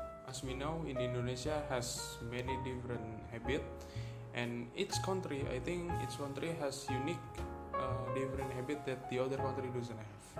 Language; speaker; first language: English; non-native, learner; Indonesian